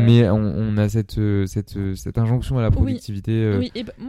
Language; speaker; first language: French; native; French